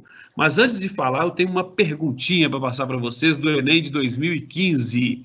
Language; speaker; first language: Portuguese; native; Portuguese